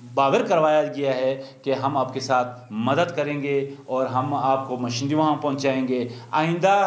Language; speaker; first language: Urdu; non-native, local second language; Khowar